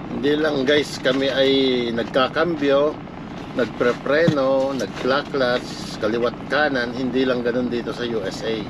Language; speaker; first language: Filipino; native; Filipino